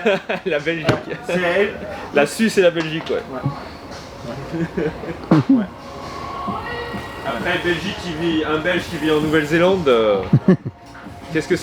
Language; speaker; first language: French; native; French